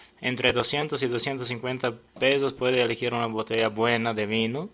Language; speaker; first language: Spanish; non-native, learner; Serbian